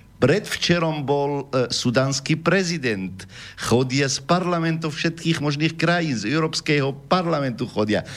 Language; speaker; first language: Slovak; non-native, fluent; Arabic